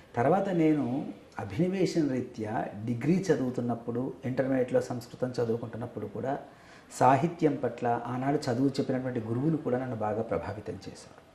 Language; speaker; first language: Telugu; native; Telugu